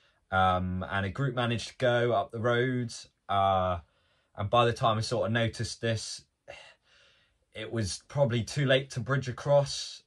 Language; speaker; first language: English; native; English